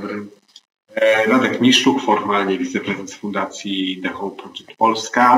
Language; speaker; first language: Polish; native; Polish